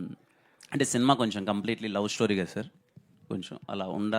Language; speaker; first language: Telugu; native; Telugu